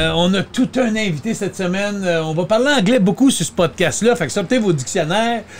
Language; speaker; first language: French; native; French